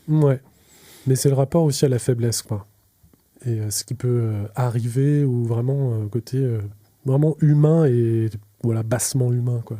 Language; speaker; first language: French; native; French